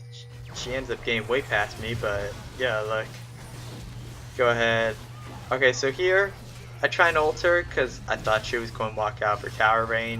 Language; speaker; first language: English; native; English